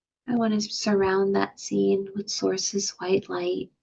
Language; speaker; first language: English; native; English